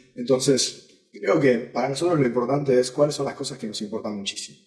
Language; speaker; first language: Spanish; native; Spanish